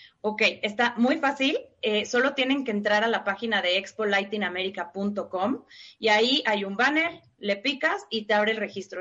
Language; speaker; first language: Spanish; native; Spanish